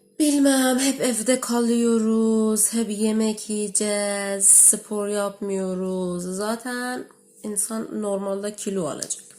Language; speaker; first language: Turkish; non-native, learner; Persian